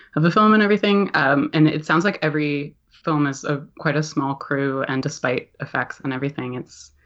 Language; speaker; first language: English; native; English